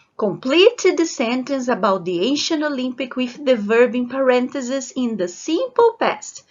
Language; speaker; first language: English; non-native, fluent; Portuguese